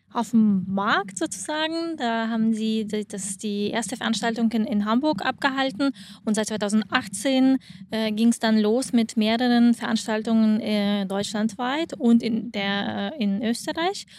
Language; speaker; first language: German; non-native, fluent; Lithuanian